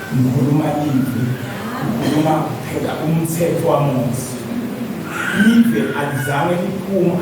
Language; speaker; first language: Zulu; non-native, local second language; Swati